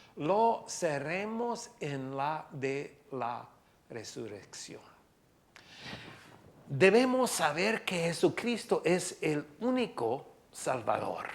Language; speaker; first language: Spanish; non-native, fluent; English